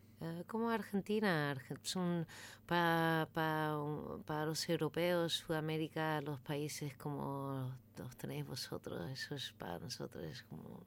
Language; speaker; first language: Spanish; non-native, fluent; Dutch